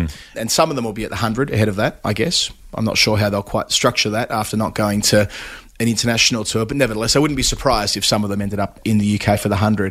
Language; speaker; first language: English; native; English